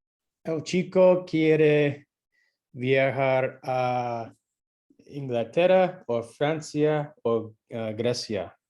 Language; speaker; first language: Spanish; non-native, learner; English